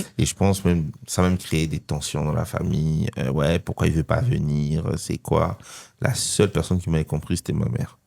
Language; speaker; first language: French; non-native, local second language; Lingala